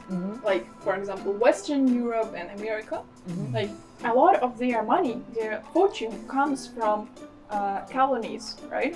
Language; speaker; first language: English; non-native, fluent; Ukrainian